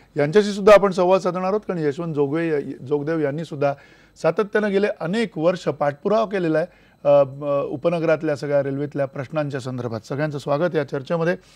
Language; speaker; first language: Marathi; native; Marathi